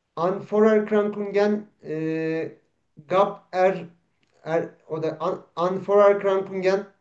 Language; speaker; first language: German; non-native, learner; Turkish